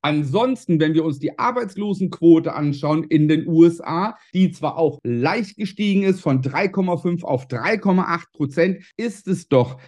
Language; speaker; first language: German; native; German